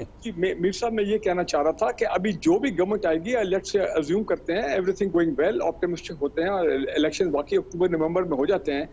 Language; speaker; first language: Urdu; native; Urdu